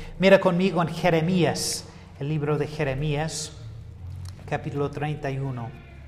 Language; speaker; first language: Spanish; non-native, fluent; English